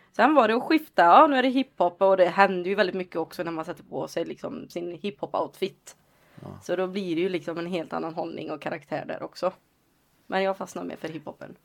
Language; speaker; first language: Swedish; native; Swedish